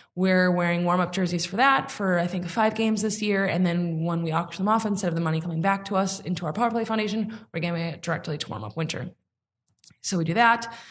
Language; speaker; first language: English; native; English